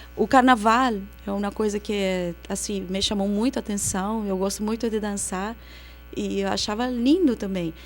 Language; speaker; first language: Portuguese; non-native, fluent; Spanish